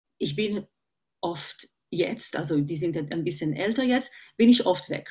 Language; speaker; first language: German; non-native, fluent; Hebrew